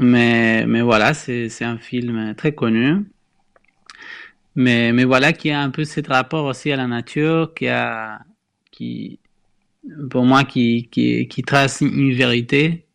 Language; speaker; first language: French; non-native, fluent; Spanish